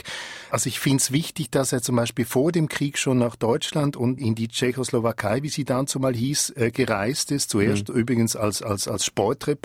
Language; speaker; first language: German; native; German